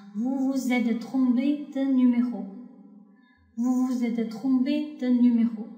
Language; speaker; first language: French; non-native, fluent; Chinese